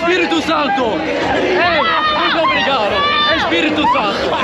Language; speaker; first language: Portuguese; non-native, learner; Swiss German